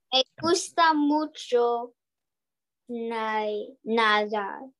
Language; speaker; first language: Spanish; non-native, learner; English